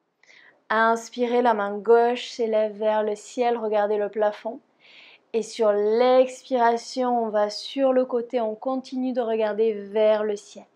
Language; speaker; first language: French; native; French